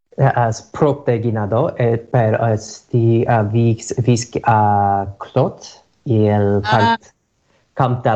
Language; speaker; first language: Catalan; non-native, learner; English